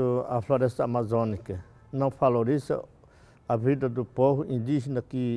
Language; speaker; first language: Portuguese; non-native, local second language; Yanomámi